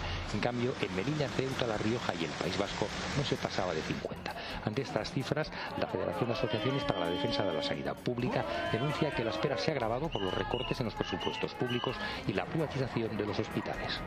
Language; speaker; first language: Spanish; native; Spanish